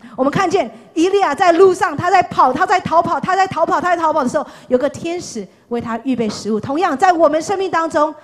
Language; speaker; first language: Chinese; non-native, fluent; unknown